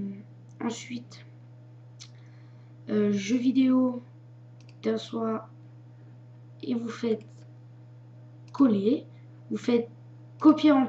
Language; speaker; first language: French; native; French